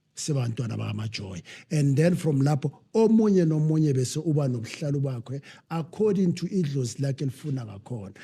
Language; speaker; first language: Zulu; non-native, local second language; Southern Sotho